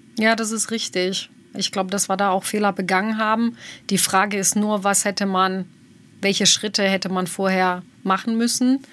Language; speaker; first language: German; early bilingual, other home language; Bosnian